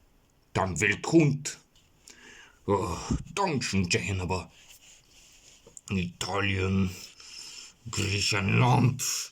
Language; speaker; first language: German; non-native, learner; Bulgarian